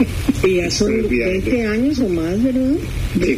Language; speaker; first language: Spanish; early bilingual, heritage; Spanish